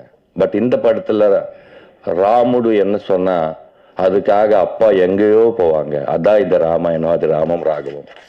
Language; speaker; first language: Tamil; non-native, learner; Telugu